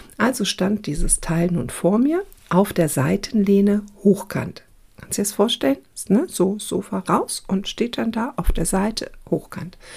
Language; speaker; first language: German; early bilingual, other home language; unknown